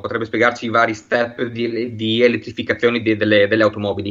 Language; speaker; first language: Italian; native; Italian